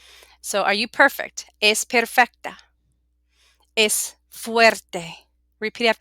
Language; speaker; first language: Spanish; non-native, fluent; English